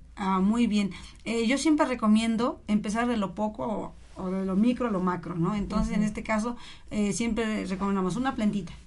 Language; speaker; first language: Spanish; native; Spanish